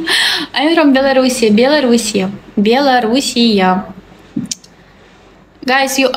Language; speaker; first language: English; non-native, learner; Russian